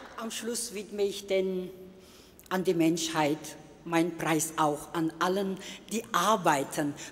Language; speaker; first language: German; non-native, fluent; Turkish